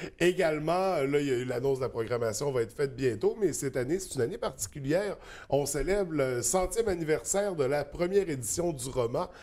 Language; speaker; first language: French; native; French